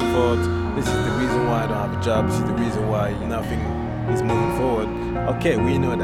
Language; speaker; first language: English; non-native, fluent; French